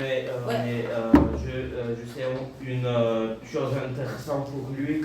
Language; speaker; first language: French; non-native, learner; Bulgarian